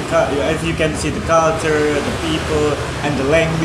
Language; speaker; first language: English; non-native, learner; Indonesian